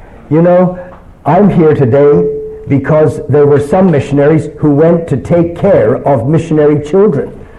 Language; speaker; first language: English; early bilingual, other home language; Chinese